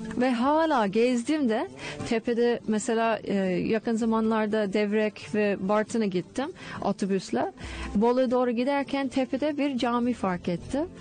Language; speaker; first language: Turkish; non-native, fluent; English